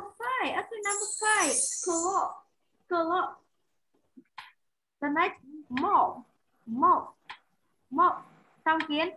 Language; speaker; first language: English; non-native, learner; Vietnamese